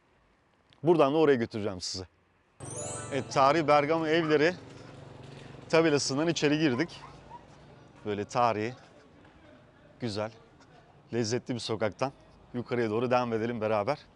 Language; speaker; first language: Turkish; native; Turkish